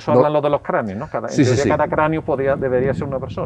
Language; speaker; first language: Spanish; native; Spanish